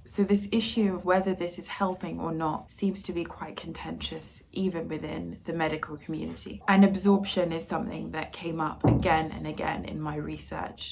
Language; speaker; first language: English; native; English